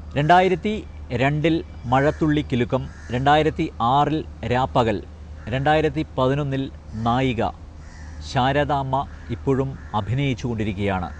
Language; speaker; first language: Malayalam; native; Malayalam